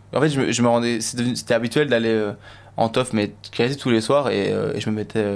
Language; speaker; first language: French; native; French